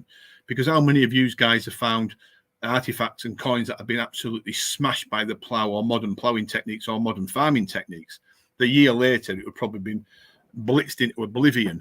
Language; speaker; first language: English; native; English